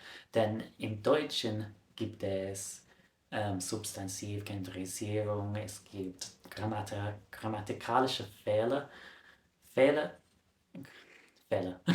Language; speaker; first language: German; non-native, fluent; English